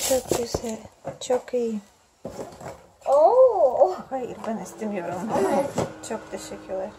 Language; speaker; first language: Turkish; non-native, learner; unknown